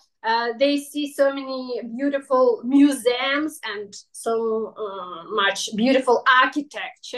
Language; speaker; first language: English; non-native, fluent; Russian